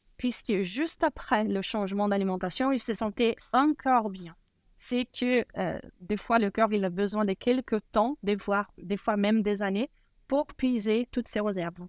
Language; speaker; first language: French; non-native, fluent; Portuguese